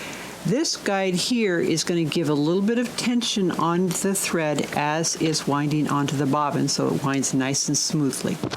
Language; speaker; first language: English; native; English